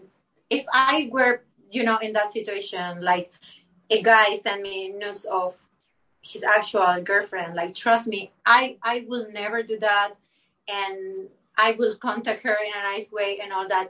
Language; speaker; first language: English; non-native, fluent; Spanish